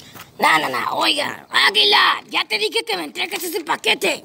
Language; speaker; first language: Spanish; native; Spanish